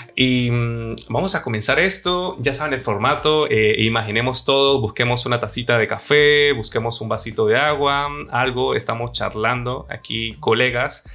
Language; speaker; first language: Spanish; native; Spanish